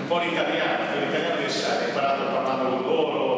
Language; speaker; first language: Italian; native; Italian